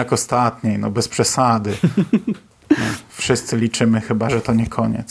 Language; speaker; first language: Polish; native; Polish